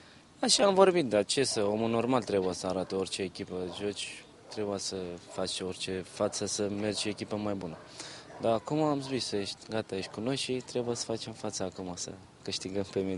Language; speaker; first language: Romanian; non-native, learner; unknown